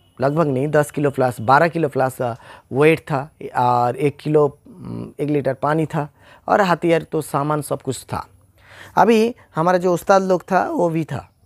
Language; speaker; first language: Hindi; non-native, local second language; Bangla